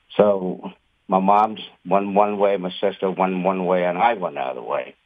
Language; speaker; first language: English; non-native, fluent; Khmer